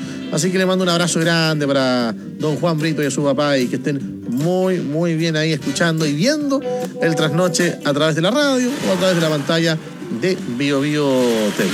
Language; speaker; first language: Spanish; native; Spanish